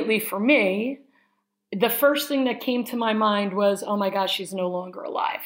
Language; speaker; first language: English; native; English